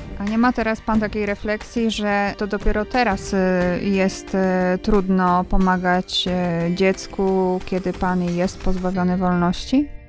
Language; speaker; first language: Polish; native; Polish